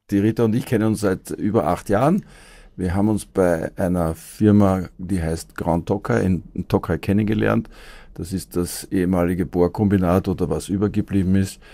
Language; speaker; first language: German; native; German